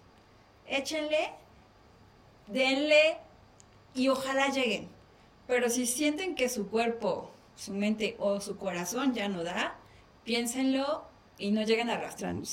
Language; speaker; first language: Spanish; native; Spanish